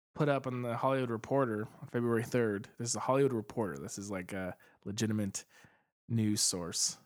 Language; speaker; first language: English; native; English